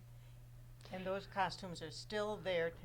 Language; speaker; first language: English; native; English